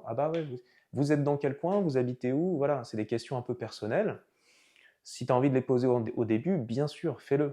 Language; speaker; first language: French; native; French